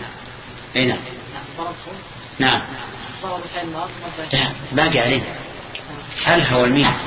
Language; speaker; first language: Arabic; native; Arabic